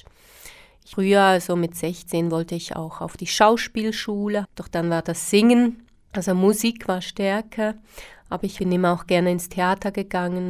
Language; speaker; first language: German; early bilingual, other home language; Slovak